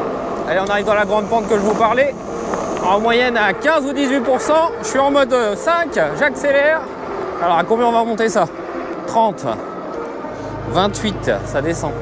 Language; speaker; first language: French; native; French